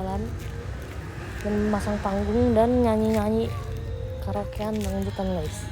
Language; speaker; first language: Indonesian; native; Indonesian